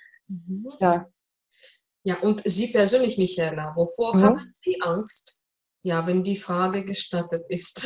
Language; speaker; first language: German; non-native, fluent; Russian